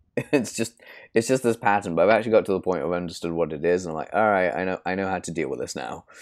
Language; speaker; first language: English; native; English